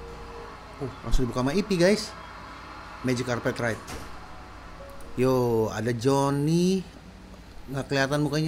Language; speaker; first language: Indonesian; native; Indonesian